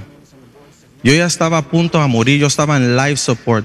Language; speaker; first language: Spanish; early bilingual, heritage; Spanish